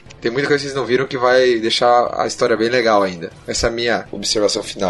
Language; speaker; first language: Portuguese; native; Portuguese